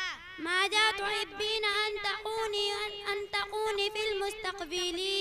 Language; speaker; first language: Arabic; non-native, learner; Urdu